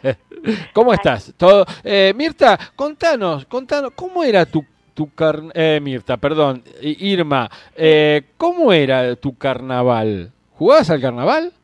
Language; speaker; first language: Spanish; native; Spanish